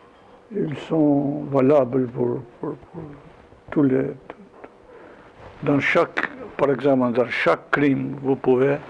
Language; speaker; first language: French; non-native, fluent; Albanian